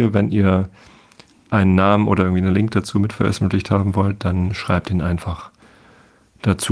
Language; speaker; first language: German; native; German